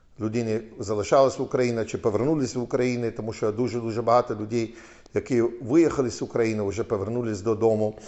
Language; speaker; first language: Ukrainian; non-native, learner; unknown